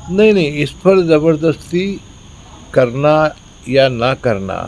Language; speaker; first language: Hindi; native; Hindi